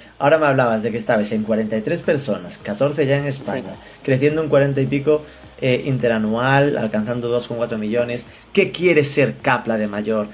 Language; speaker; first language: Spanish; native; Spanish